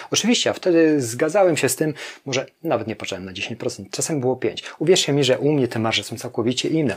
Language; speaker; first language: Polish; native; Polish